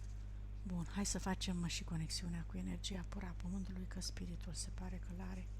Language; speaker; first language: Romanian; native; Romanian